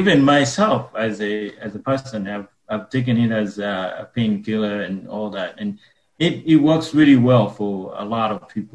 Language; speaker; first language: English; non-native, local second language; Ganda